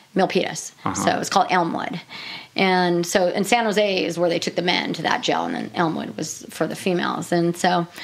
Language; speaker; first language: English; native; English